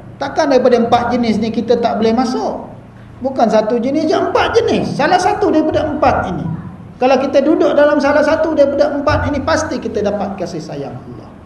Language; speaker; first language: Malay; native; Malay